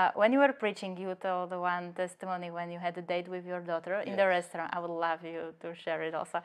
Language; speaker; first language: English; non-native, fluent; Slovak